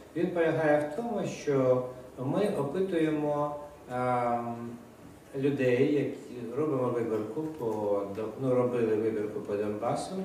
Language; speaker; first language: Ukrainian; non-native, local second language; Russian